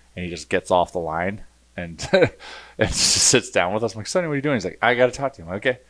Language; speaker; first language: English; native; English